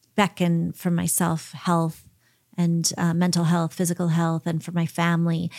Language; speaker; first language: English; early bilingual, heritage; English